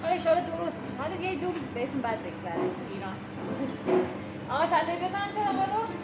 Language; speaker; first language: Persian; native; Persian